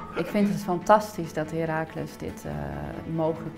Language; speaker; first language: Dutch; native; Dutch